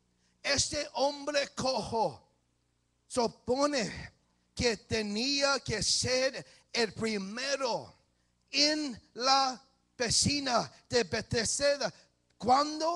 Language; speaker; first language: Spanish; early bilingual, heritage; English